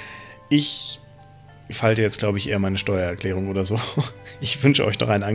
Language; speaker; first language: German; native; German